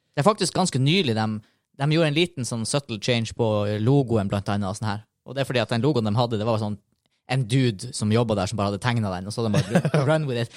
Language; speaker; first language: Norwegian; native; Norwegian